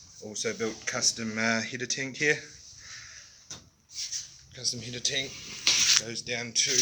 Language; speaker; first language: English; native; English